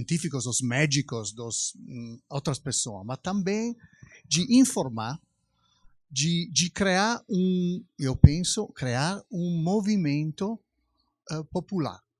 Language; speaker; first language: Portuguese; non-native, fluent; Italian